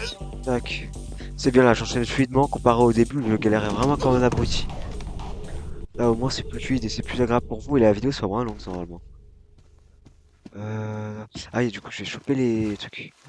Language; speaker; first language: French; native; French